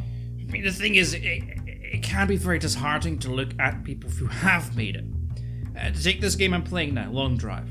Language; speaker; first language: English; native; English